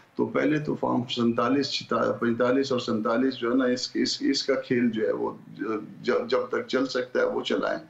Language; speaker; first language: Urdu; non-native, local second language; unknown